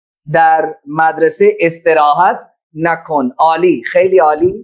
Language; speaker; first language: Persian; non-native, fluent; Urdu